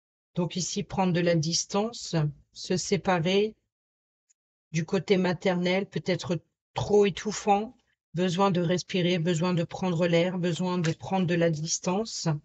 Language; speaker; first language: French; native; French